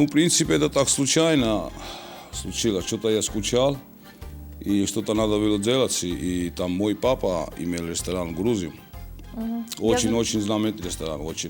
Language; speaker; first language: Russian; non-native, local second language; Georgian